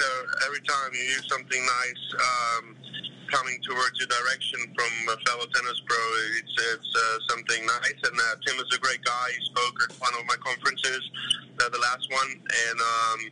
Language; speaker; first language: English; non-native, fluent; German